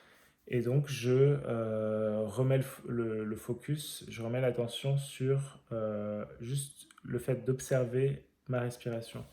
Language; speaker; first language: French; native; French